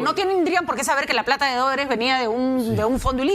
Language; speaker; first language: Spanish; native; Spanish